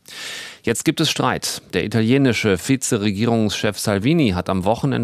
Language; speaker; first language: German; native; German